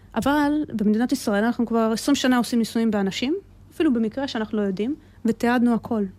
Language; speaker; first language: Hebrew; early bilingual, other home language; Russian